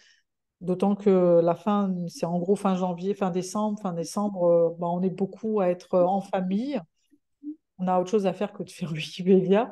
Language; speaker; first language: French; native; French